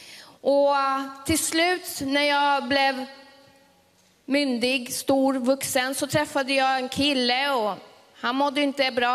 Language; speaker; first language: Swedish; early bilingual, other home language; Spanish